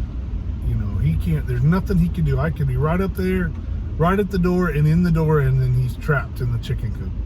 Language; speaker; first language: English; native; English